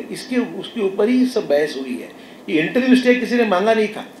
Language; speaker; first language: Hindi; non-native, local second language; Marathi